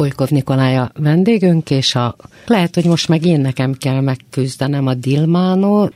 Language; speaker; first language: Hungarian; native; Hungarian